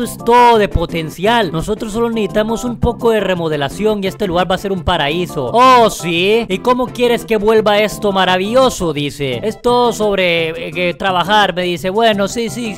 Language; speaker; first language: Spanish; native; Spanish